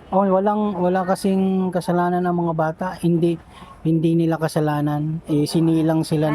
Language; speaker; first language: Filipino; non-native, local second language; Cebuano